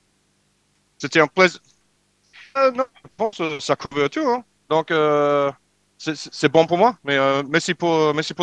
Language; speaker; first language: French; non-native, learner; English